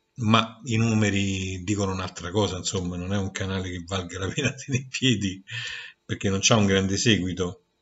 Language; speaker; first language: Italian; native; Italian